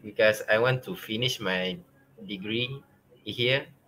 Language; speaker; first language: English; non-native, local second language; Malay